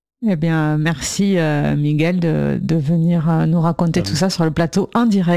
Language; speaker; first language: French; native; French